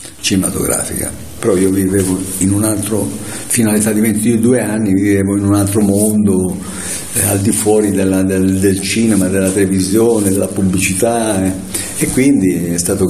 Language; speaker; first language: Italian; native; Italian